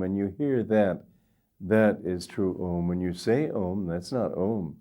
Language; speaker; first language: English; native; English